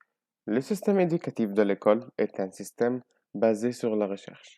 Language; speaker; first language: French; non-native, learner; Arabic